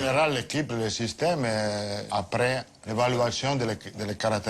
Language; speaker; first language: French; non-native, fluent; Italian